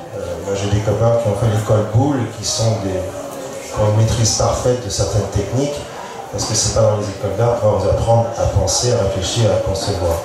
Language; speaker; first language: French; native; French